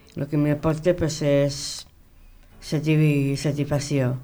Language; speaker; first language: Catalan; non-native, local second language; Spanish